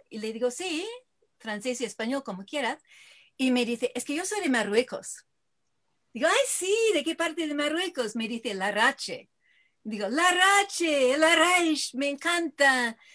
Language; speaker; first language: Spanish; non-native, fluent; English